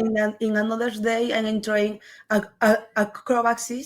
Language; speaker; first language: English; non-native, learner; Spanish